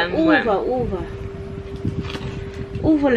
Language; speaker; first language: French; non-native, learner; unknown